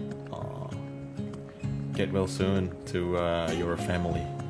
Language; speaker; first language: English; non-native, fluent; Indonesian